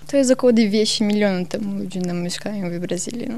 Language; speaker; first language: Polish; non-native, learner; Portuguese